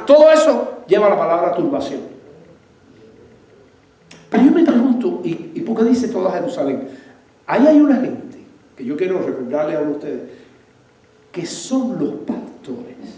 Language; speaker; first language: Spanish; native; Spanish